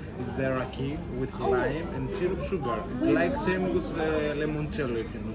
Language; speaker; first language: English; non-native, fluent; Greek